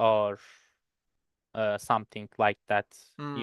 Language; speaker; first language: English; non-native, learner; Turkish